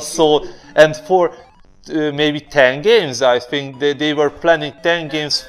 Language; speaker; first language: English; non-native, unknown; Hungarian